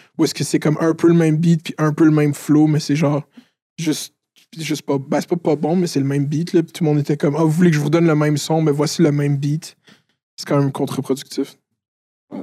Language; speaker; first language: French; native; French